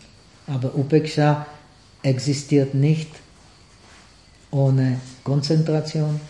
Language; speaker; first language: German; non-native, fluent; Czech